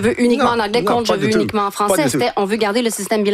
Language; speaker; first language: French; native; French